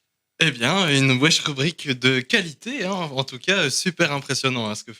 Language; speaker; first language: French; native; French